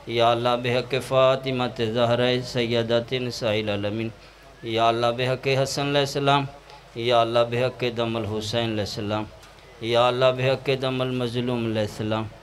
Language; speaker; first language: Urdu; non-native, local second language; Punjabi